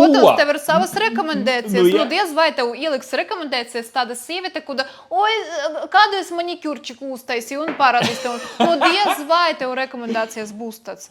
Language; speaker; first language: Latvian; non-native, local second language; Russian